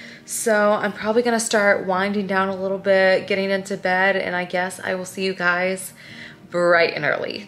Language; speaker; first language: English; native; English